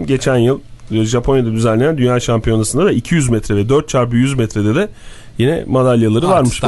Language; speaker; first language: Turkish; native; Turkish